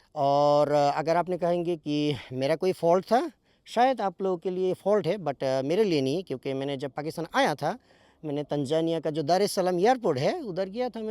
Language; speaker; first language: Urdu; non-native, fluent; Bangla